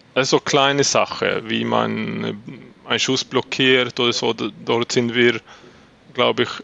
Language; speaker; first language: German; non-native, learner; Swedish